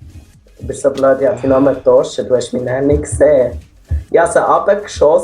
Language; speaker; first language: German; native; German